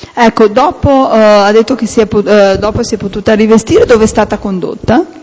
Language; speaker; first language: Italian; native; Italian